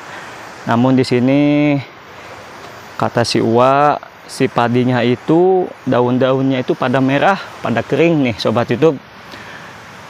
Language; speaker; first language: Indonesian; native; Indonesian